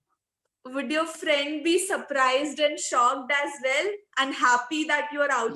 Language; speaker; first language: English; non-native, local second language; Hindi